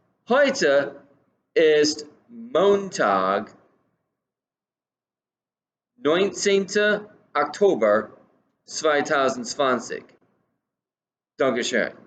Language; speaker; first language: German; non-native, fluent; English